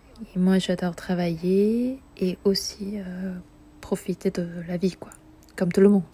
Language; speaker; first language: French; non-native, fluent; Korean